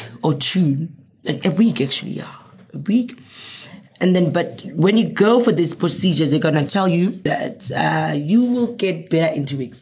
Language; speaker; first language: English; non-native, local second language; Southern Sotho